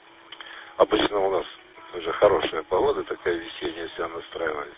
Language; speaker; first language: Russian; native; Russian